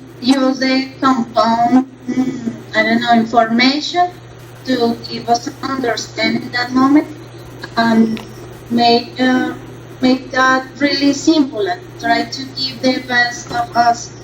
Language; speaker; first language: English; non-native, learner; Spanish